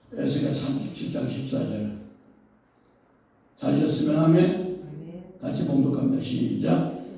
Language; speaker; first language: Korean; native; Korean